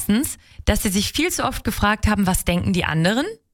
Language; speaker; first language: German; native; German